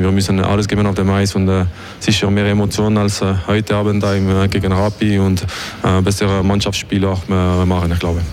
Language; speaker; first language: German; non-native, local second language; French